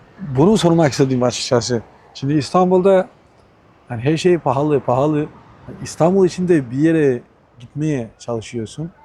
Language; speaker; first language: Turkish; non-native, fluent; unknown